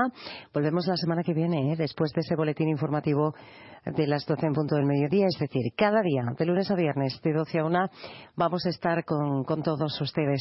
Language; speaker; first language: Spanish; native; Spanish